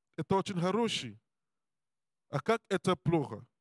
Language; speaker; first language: Russian; non-native, learner; English